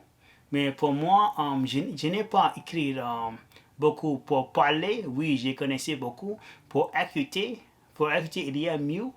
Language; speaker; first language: French; non-native, learner; Arabic